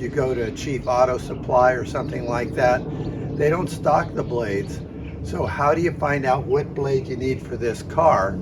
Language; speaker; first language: English; native; English